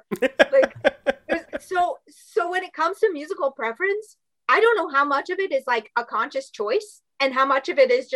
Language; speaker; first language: English; native; English